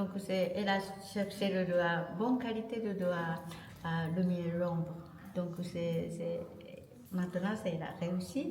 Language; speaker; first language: French; non-native, learner; Japanese